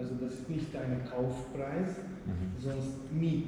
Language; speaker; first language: German; non-native, learner; Hungarian